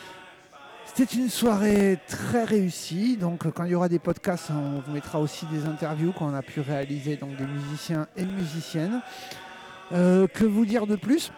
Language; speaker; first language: French; native; French